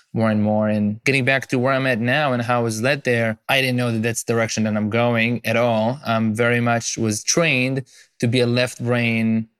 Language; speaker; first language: English; non-native, fluent; Hebrew